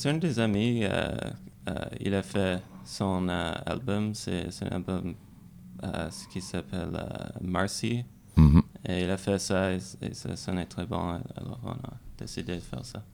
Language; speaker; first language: French; non-native, learner; English